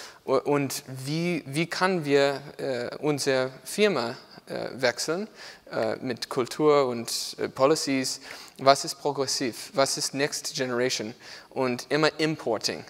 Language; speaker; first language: German; non-native, learner; English